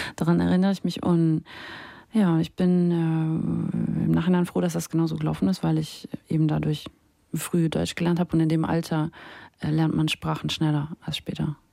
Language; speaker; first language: German; early bilingual, other home language; Russian